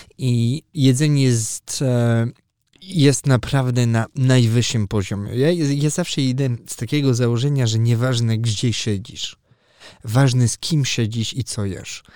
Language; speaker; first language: Polish; early bilingual, heritage; Polish